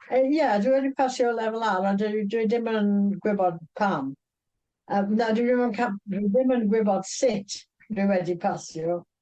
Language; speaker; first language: Welsh; non-native, fluent; English